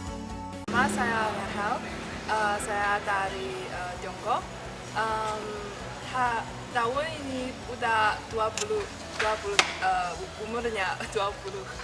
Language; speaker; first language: Indonesian; non-native, learner; Chinese